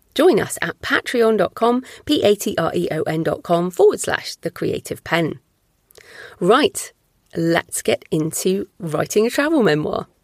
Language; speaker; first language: English; native; English